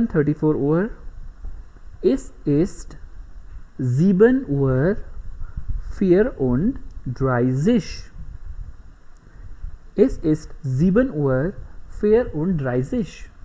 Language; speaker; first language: German; non-native, fluent; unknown